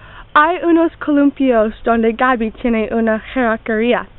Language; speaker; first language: Spanish; non-native, learner; English